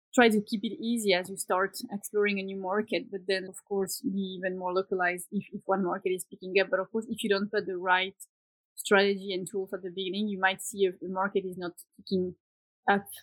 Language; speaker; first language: English; non-native, fluent; Swedish